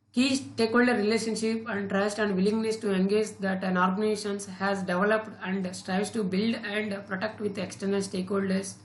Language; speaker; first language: English; non-native, local second language; Telugu